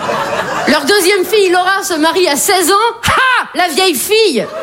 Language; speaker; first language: French; native; French